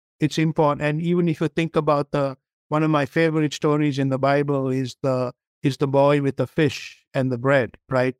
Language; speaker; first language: English; non-native, local second language; Tamil